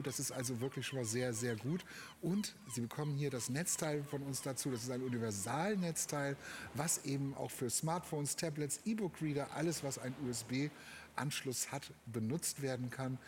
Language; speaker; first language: German; native; German